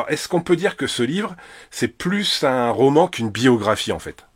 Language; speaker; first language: French; native; French